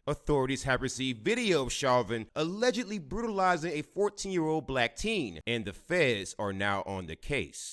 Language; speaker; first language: English; native; English